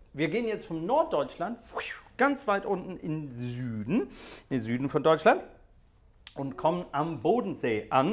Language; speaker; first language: German; non-native, fluent; English